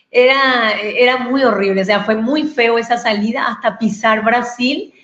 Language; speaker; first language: Spanish; native; Spanish